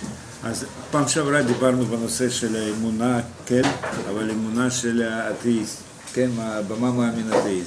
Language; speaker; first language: Hebrew; non-native, fluent; Russian